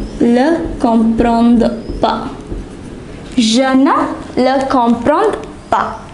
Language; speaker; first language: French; non-native, fluent; English